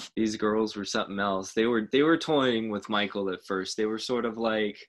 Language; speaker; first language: English; native; English